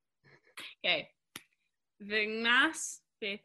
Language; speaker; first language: Welsh; non-native, learner; English